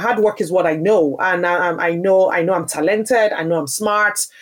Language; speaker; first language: English; non-native, local second language; Yoruba